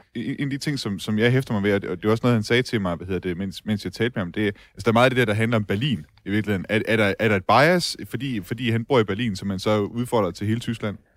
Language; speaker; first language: Danish; native; Danish